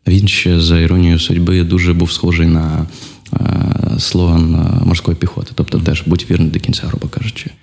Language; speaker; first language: Ukrainian; non-native, local second language; Russian